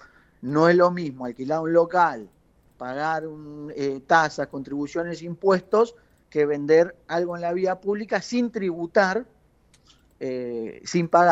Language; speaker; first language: Spanish; native; Spanish